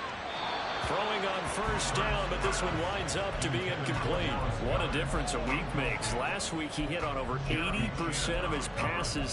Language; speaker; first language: English; native; English